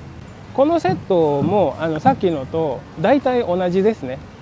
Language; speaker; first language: Japanese; non-native, fluent; Indonesian